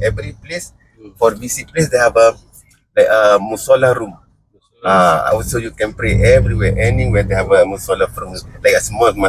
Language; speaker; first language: English; non-native, learner; Malay